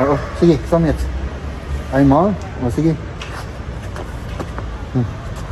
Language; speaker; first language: German; non-native, learner; Filipino